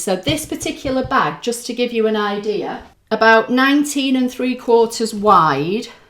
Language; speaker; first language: English; native; English